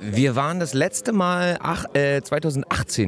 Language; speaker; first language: German; native; German